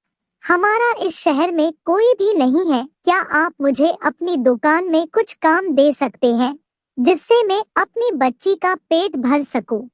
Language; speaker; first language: Hindi; native; Hindi